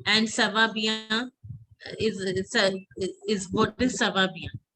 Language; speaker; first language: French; non-native, fluent; Hindi